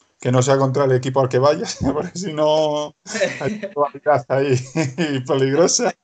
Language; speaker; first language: Spanish; native; Spanish